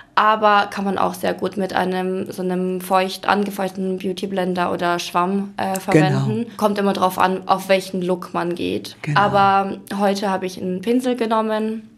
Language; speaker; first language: German; early bilingual, other home language; Ukrainian